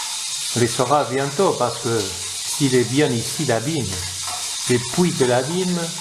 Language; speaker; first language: French; non-native, fluent; Spanish